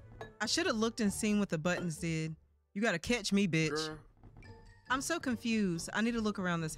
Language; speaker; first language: English; native; English